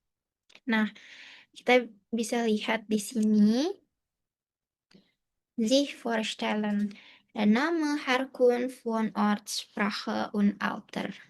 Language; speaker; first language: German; non-native, fluent; Indonesian